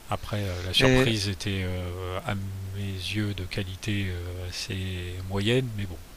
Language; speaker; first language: French; native; French